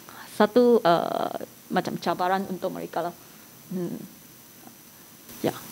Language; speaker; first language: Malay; non-native, local second language; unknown